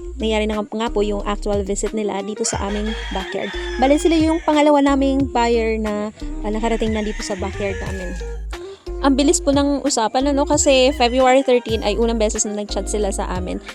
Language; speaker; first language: Filipino; non-native, local second language; Bikol